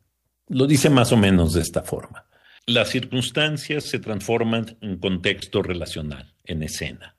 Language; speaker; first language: Spanish; native; Spanish